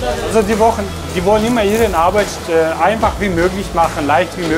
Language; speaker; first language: German; non-native, fluent; Turkish